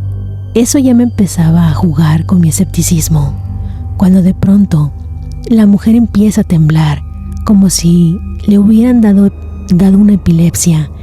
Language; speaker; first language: Spanish; native; Spanish